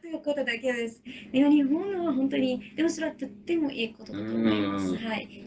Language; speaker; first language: Japanese; non-native, learner; Arabic